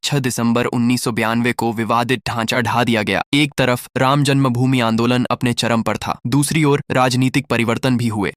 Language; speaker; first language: Hindi; native; Hindi